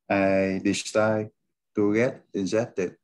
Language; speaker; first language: English; non-native, learner; Vietnamese